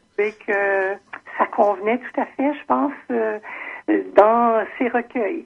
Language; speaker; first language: French; native; French